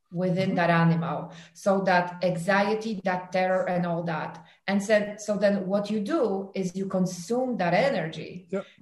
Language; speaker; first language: English; non-native, fluent; Polish